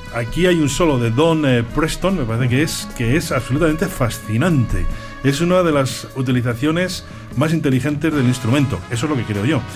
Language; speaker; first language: Spanish; native; Spanish